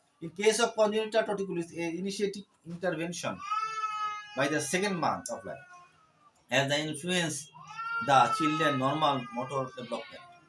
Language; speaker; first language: English; non-native, local second language; Bangla